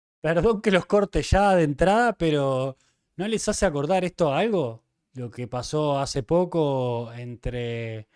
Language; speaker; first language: Spanish; native; Spanish